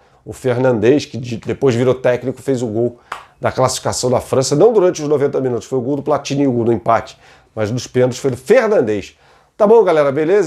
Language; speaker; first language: Portuguese; native; Portuguese